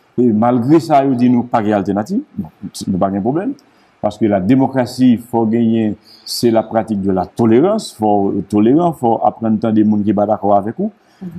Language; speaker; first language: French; non-native, local second language; Haitian Creole